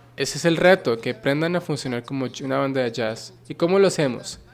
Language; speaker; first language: Spanish; non-native, fluent; Finnish